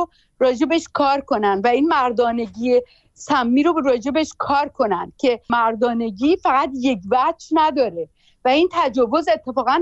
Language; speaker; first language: Persian; native; Persian